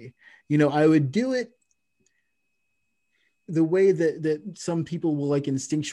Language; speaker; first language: English; native; English